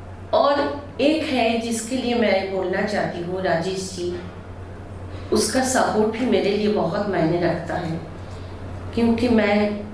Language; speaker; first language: Hindi; non-native, local second language; Bangla